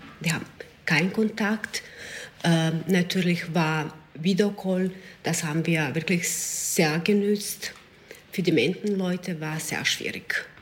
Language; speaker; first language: German; non-native, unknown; Serbian